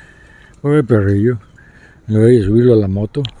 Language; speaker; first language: Spanish; native; Spanish